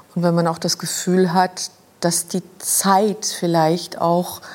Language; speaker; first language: German; non-native, local second language; Luxembourgish